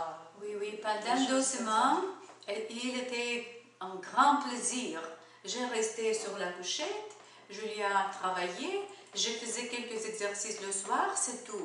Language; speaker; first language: French; non-native, learner; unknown